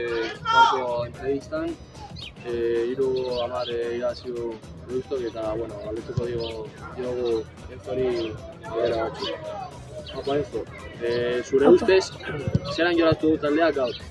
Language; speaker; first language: Basque; non-native, local second language; Spanish